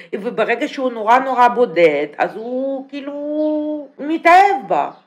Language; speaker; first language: Hebrew; non-native, fluent; Russian